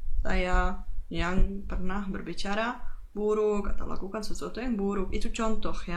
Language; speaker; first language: Indonesian; non-native, fluent; Czech